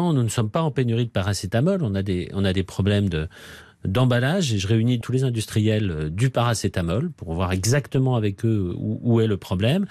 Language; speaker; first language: French; native; French